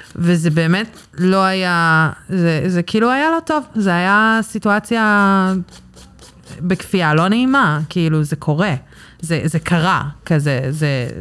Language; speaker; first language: Hebrew; early bilingual, other home language; English